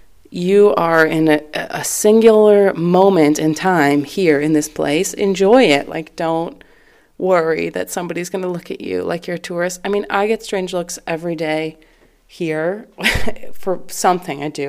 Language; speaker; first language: English; native; English